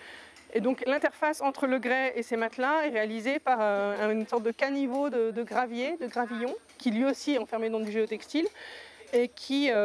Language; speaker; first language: French; native; French